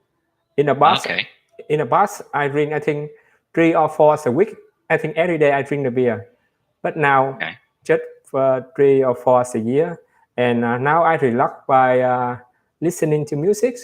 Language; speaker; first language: English; non-native, learner; Vietnamese